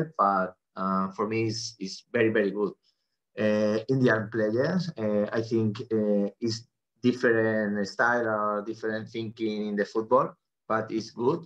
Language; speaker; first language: English; non-native, fluent; Spanish